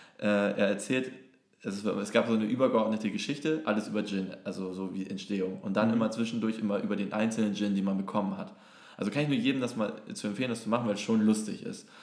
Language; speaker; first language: German; native; German